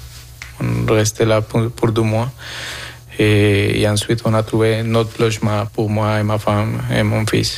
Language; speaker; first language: French; non-native, fluent; Spanish